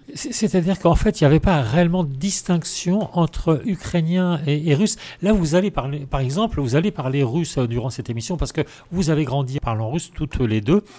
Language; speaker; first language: French; native; French